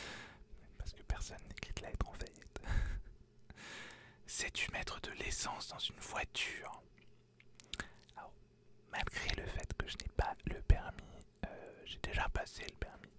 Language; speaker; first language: French; native; French